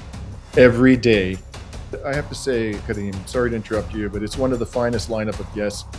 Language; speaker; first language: English; native; English